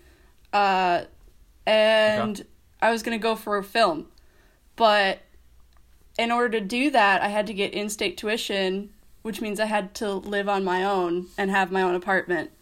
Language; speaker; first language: English; native; English